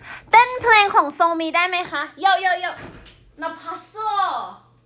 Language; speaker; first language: Korean; non-native, fluent; Thai